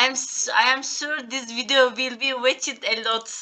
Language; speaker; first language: English; non-native, learner; Turkish